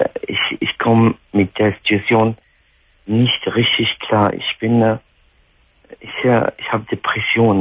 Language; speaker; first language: German; non-native, fluent; Arabic